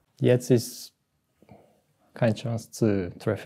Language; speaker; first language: German; non-native, learner; Japanese